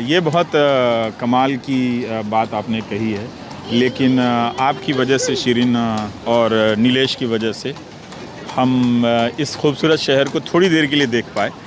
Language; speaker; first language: Hindi; native; Hindi